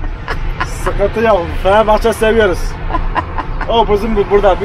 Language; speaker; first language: Turkish; non-native, local second language; Kurdish